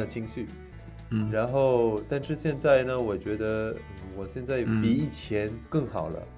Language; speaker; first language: Chinese; non-native, fluent; French